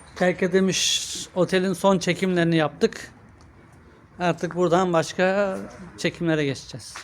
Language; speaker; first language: Turkish; native; Turkish